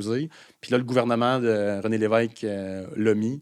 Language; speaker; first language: French; native; French